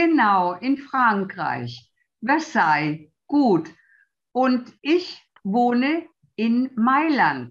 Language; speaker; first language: German; non-native, fluent; Italian